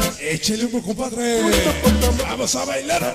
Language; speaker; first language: Spanish; native; Spanish